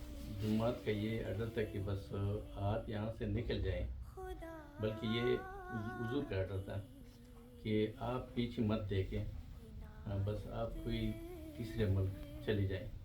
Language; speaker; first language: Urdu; non-native, learner; Pashto